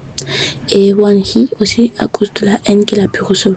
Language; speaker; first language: French; native; French